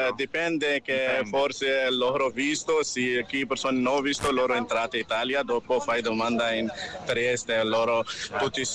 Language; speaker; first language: Italian; non-native, learner; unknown